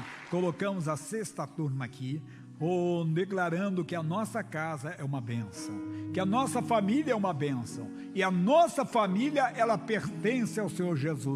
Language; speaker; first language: Portuguese; native; Portuguese